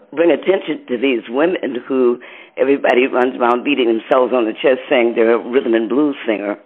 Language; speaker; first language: English; native; English